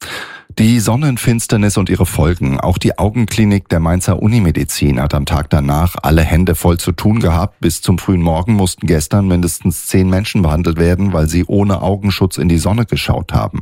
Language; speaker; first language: German; native; German